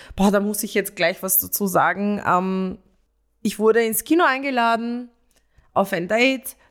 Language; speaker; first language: German; early bilingual, other home language; Romanian